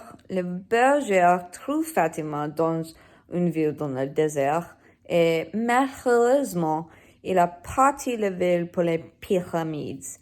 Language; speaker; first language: French; non-native, learner; English